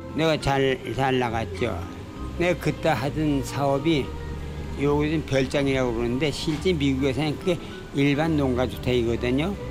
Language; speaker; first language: Korean; native; Korean